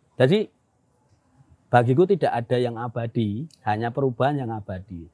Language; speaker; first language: Indonesian; non-native, local second language; Javanese